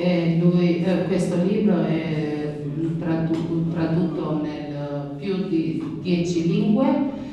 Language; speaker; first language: Italian; non-native, learner; Albanian